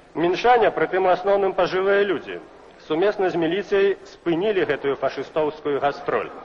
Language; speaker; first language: Belarusian; native; Belarusian